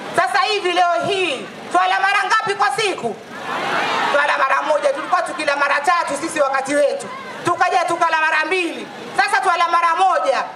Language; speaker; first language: Swahili; native; Swahili